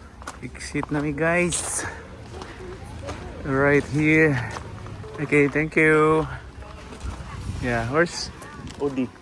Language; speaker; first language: English; non-native, local second language; Cebuano